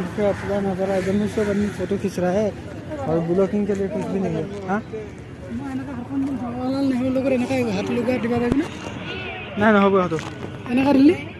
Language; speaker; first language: Hindi; non-native, local second language; Assamese